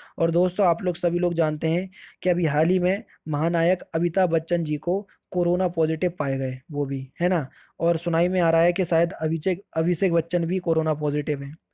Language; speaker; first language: Hindi; native; Hindi